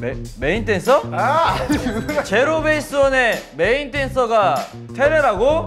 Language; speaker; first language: Korean; native; Korean